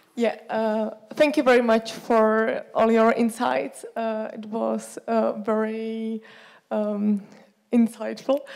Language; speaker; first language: English; non-native, fluent; Czech